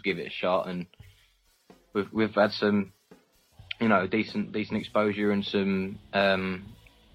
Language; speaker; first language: English; native; English